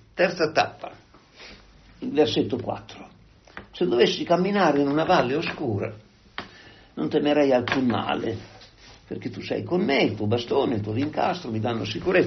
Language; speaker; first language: Italian; native; Italian